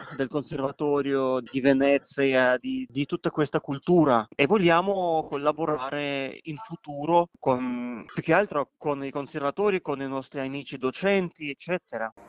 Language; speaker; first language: Italian; non-native, fluent; Kazakh